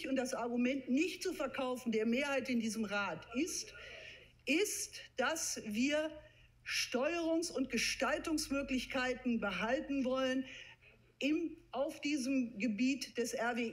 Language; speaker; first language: German; native; German